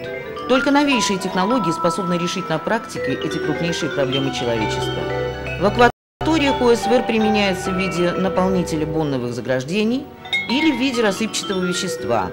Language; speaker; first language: Russian; native; Russian